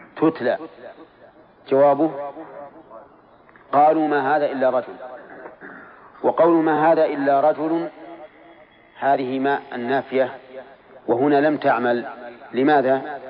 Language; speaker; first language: Arabic; native; Arabic